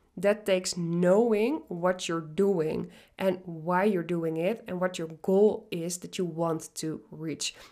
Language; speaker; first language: English; non-native, fluent; Dutch